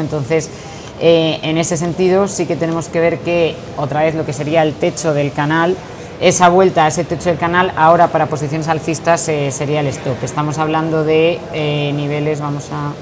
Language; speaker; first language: Spanish; native; Spanish